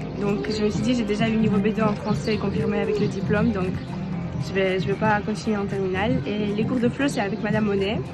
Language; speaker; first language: French; non-native, fluent; Ukrainian